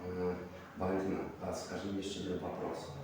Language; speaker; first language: Ukrainian; non-native, learner; Polish